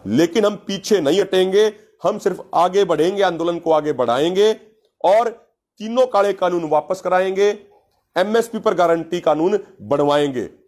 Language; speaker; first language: Hindi; native; Hindi